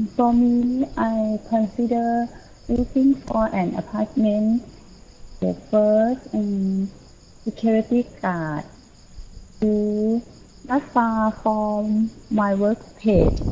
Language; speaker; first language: English; non-native, learner; Thai